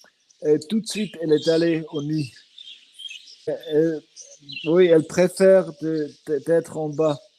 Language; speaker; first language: French; non-native, fluent; Swiss German